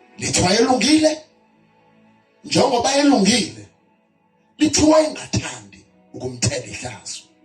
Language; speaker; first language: Zulu; non-native, local second language; South Ndebele